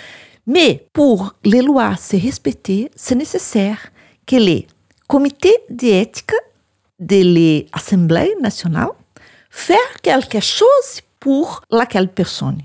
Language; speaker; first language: French; non-native, learner; Portuguese